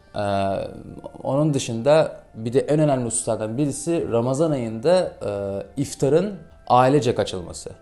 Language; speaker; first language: Turkish; non-native, fluent; Russian